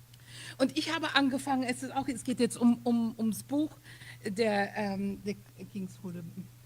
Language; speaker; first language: German; non-native, fluent; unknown